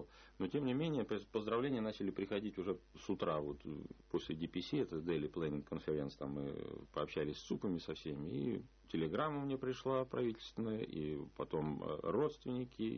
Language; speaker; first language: Russian; native; Russian